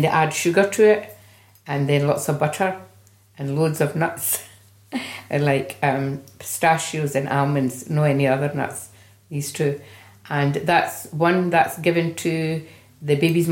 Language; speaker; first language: English; native; English